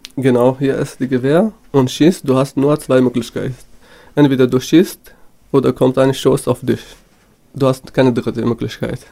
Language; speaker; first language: German; non-native, fluent; Kurdish